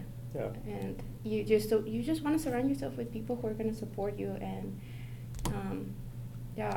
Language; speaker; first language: English; non-native, fluent; Spanish